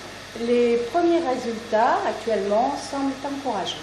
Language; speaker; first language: French; native; French